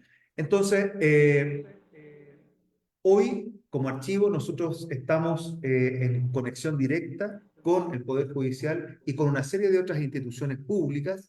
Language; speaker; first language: Spanish; native; Spanish